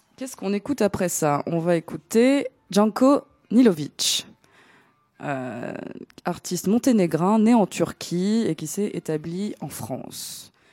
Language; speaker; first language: French; non-native, fluent; Greek